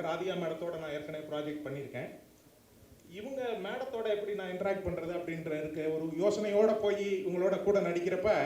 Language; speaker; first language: Tamil; native; Tamil